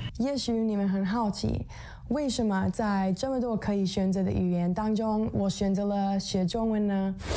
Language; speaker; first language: Chinese; non-native, fluent; English